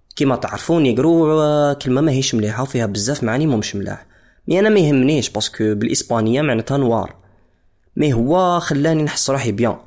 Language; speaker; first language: Arabic; non-native, fluent; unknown